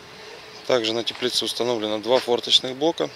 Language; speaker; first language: Russian; native; Russian